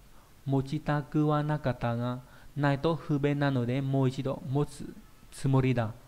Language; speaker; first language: Japanese; non-native, fluent; Vietnamese